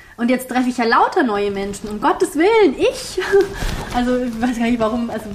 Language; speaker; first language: German; early bilingual, heritage; German